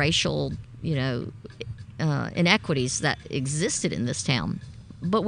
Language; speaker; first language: English; native; English